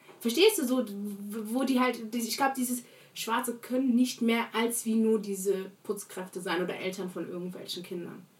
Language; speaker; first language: German; early bilingual, other home language; Portuguese